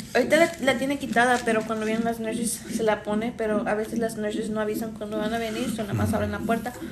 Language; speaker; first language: Spanish; early bilingual, heritage; Spanish